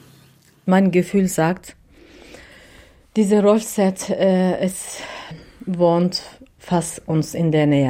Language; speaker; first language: German; non-native, learner; Turkish